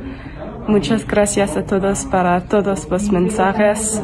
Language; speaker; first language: Spanish; non-native, learner; English